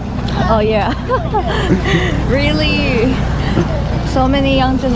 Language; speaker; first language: English; non-native, fluent; Chinese